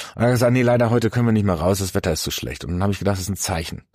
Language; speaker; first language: German; native; German